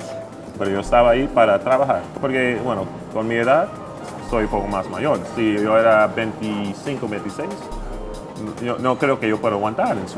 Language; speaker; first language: Spanish; non-native, fluent; English